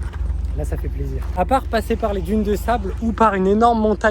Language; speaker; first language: French; native; French